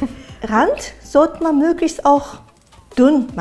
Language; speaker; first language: German; non-native, fluent; Japanese